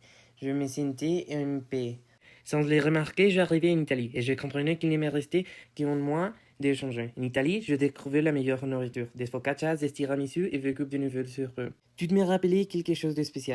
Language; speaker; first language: French; non-native, learner; Spanish